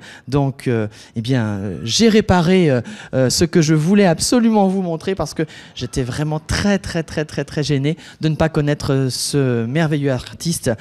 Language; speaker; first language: French; native; French